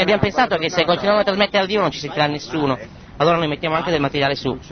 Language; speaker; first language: Italian; native; Italian